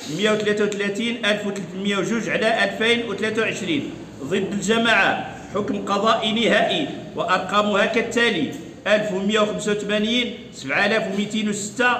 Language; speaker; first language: Arabic; non-native, local second language; Riffian